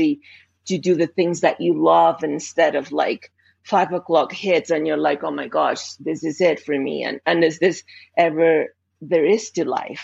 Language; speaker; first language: English; non-native, fluent; Spanish